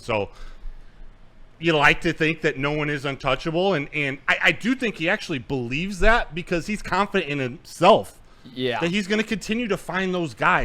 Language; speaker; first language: English; native; English